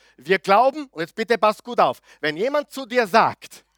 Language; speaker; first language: German; native; German